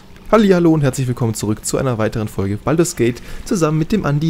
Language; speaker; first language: German; native; German